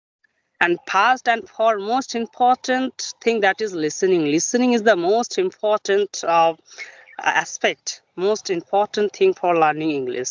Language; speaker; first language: English; non-native, local second language; Bangla